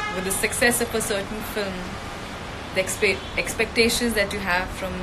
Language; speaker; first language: English; non-native, local second language; Hindi